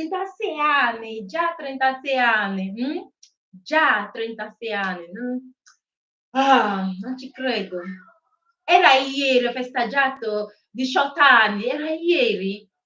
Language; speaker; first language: Italian; non-native, learner; Igbo